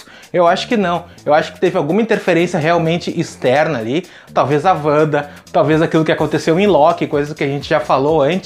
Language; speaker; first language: Portuguese; native; Portuguese